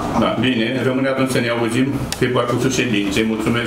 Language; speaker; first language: Romanian; native; Romanian